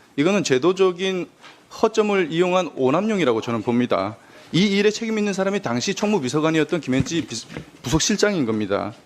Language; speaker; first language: Korean; native; Korean